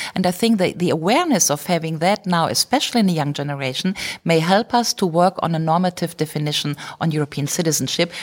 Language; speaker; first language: English; non-native, fluent; German